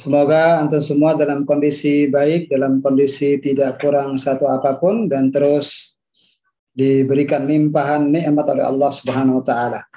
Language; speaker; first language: Indonesian; native; Indonesian